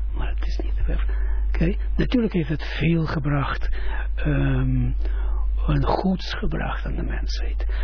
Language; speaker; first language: Dutch; non-native, fluent; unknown